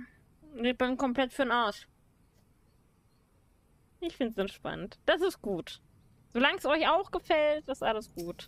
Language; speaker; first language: German; native; German